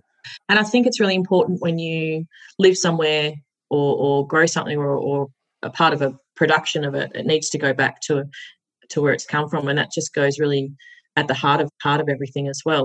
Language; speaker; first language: English; native; English